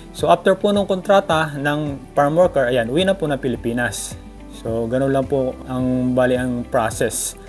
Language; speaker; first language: Filipino; native; Filipino